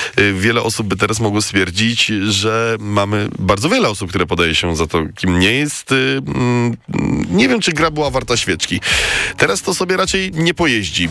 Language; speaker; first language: Polish; native; Polish